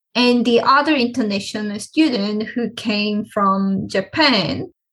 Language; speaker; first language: English; non-native, fluent; Korean